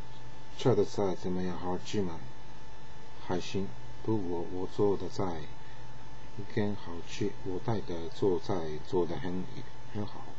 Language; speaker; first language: Chinese; non-native, learner; Japanese